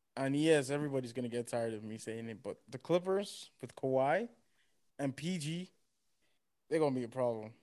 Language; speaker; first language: English; non-native, local second language; Yoruba